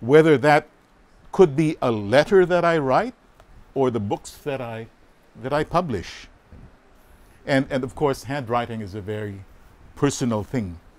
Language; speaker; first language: English; non-native, local second language; Filipino